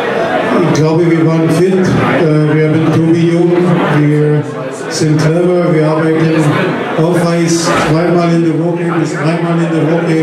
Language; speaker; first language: German; non-native, fluent; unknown